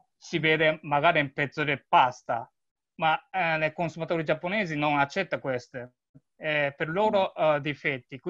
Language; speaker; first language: Italian; non-native, learner; Japanese